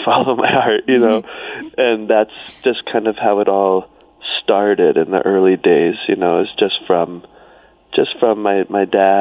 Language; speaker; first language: English; native; English